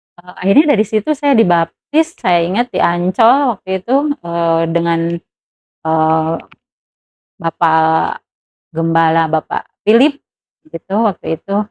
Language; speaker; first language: Indonesian; non-native, local second language; Sundanese